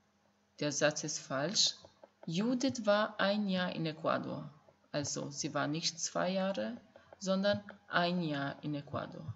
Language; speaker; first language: German; non-native, fluent; Albanian